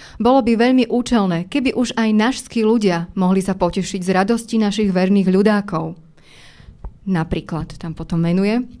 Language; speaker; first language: Slovak; native; Slovak